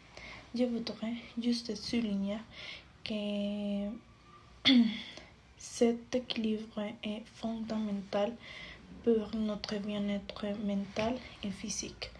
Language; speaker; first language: French; non-native, fluent; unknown